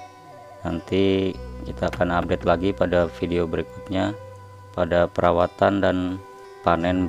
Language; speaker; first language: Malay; non-native, local second language; Sundanese